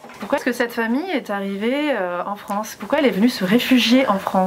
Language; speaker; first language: French; native; French